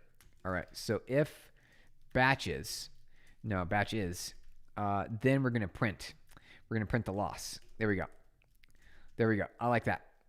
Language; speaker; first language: English; native; English